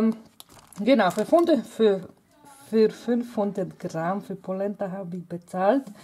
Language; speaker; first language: German; non-native, fluent; Polish